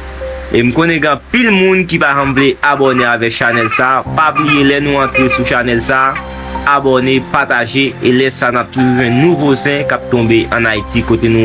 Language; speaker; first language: Haitian Creole; native; Haitian Creole